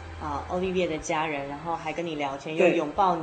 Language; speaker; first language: Chinese; native; Chinese